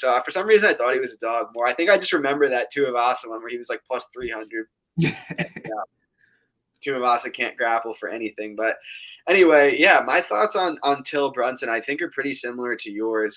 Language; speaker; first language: English; native; English